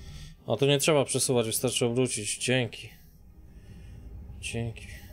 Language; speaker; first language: Polish; native; Polish